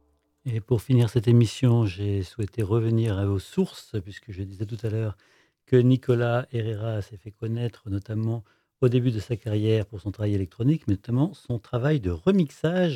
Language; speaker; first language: French; native; French